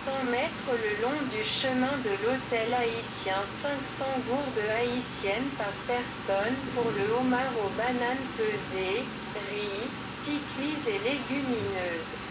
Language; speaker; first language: French; non-native, local second language; Haitian Creole